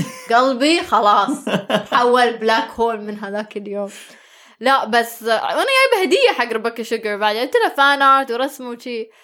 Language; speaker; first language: Arabic; early bilingual, heritage; Arabic